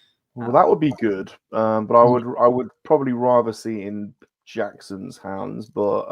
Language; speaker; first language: English; native; English